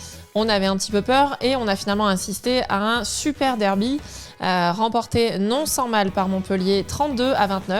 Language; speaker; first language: French; native; French